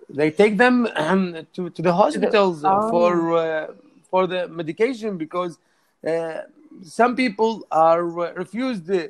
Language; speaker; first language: English; non-native, learner; Arabic